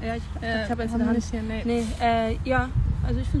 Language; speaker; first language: German; native; German